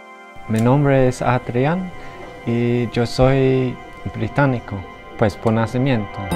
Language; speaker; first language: Spanish; non-native, fluent; English